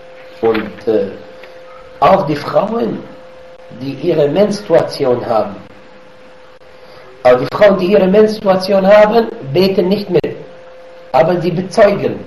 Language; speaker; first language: German; non-native, fluent; Arabic